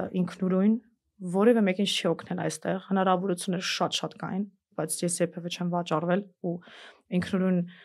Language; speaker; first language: Armenian; early bilingual, heritage; Armenian